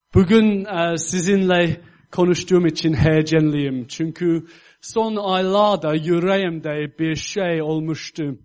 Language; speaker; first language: Turkish; non-native, fluent; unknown